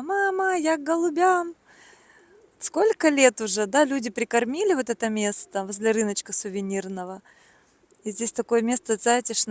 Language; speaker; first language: Russian; native; Russian